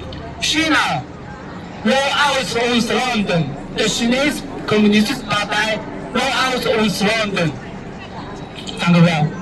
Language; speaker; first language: Dutch; non-native, learner; Cantonese